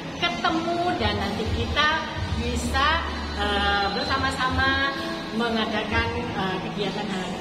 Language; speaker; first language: Indonesian; native; Indonesian